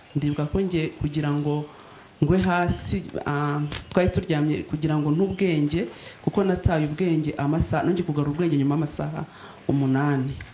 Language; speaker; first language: Kinyarwanda; native; Kinyarwanda